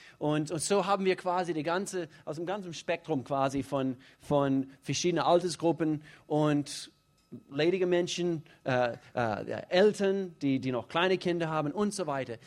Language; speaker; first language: German; non-native, fluent; English